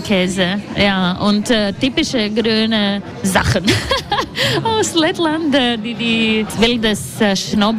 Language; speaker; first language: German; non-native, learner; Latvian